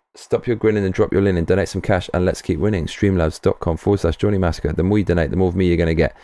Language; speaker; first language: English; native; English